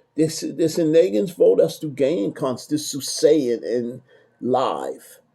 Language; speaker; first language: German; non-native, learner; English